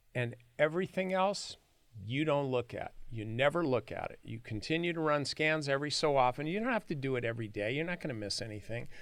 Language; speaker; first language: English; native; English